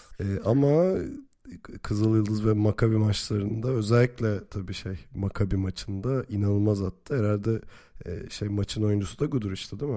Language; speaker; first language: Turkish; native; Turkish